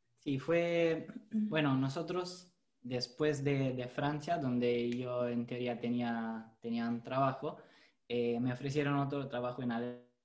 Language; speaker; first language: Spanish; non-native, fluent; Italian